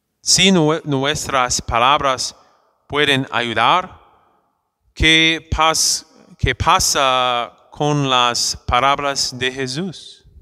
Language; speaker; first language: Spanish; non-native, fluent; English